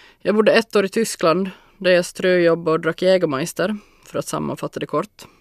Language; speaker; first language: Swedish; native; Swedish